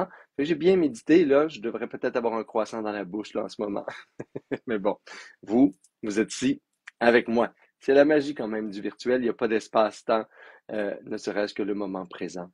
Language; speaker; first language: French; native; French